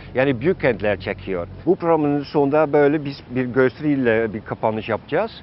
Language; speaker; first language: Turkish; non-native, fluent; Dutch